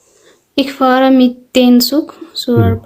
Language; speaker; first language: German; non-native, learner; Amharic